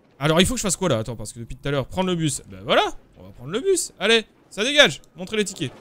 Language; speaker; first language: French; native; French